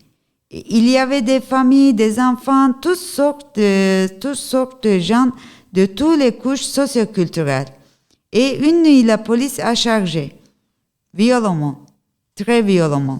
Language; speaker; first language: French; non-native, learner; Turkish